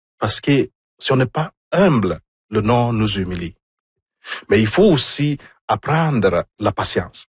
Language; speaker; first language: French; non-native, fluent; Igbo